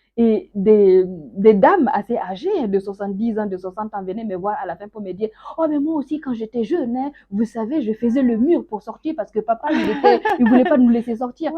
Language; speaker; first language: French; non-native, local second language; Mossi